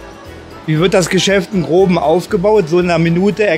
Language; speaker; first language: German; native; German